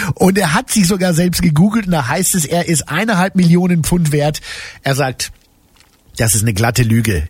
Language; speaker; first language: German; native; German